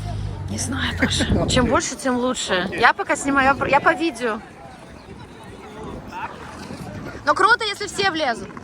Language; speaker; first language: Russian; native; Russian